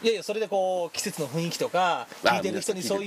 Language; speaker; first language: Japanese; native; Japanese